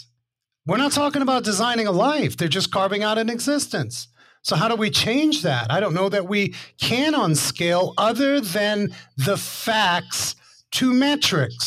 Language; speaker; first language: English; native; English